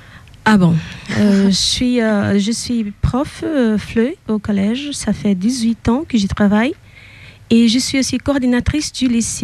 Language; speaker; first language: French; non-native, fluent; Portuguese